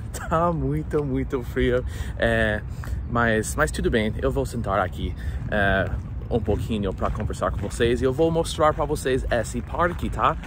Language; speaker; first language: Portuguese; non-native, fluent; English